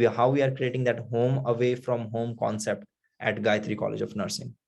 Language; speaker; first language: English; non-native, local second language; Nepali